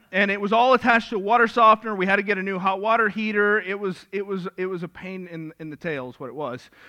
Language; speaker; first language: English; native; English